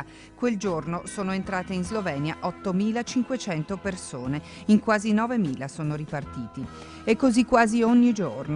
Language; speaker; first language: Italian; native; Italian